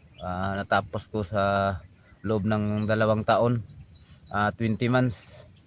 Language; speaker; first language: Filipino; non-native, local second language; Cebuano